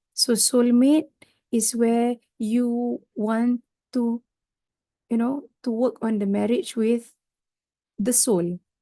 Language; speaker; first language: English; non-native, local second language; Malay